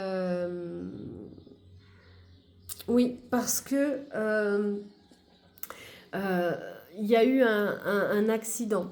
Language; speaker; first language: French; native; French